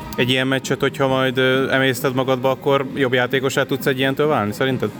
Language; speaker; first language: Hungarian; native; Hungarian